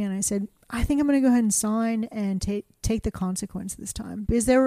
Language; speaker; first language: English; native; English